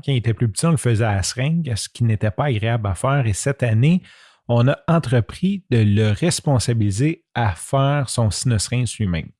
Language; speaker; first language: French; native; French